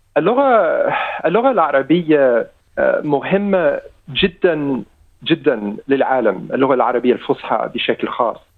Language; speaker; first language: Arabic; non-native, fluent; English